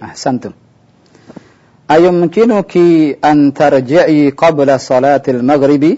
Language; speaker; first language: Arabic; non-native, fluent; Indonesian